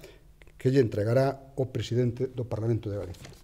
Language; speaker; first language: Galician; native; Galician